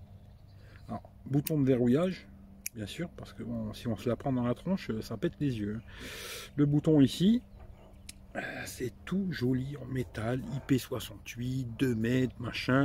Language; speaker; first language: French; native; French